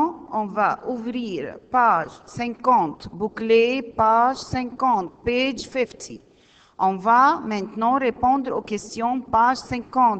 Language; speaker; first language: French; non-native, learner; Arabic